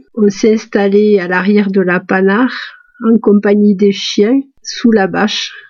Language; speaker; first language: French; native; French